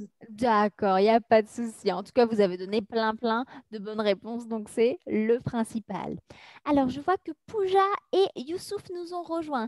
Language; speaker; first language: French; native; French